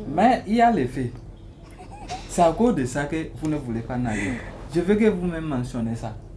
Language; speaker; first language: French; non-native, learner; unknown